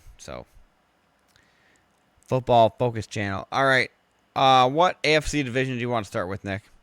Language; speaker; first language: English; native; English